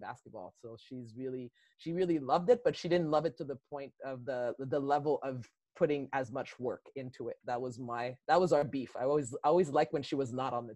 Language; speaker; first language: English; native; English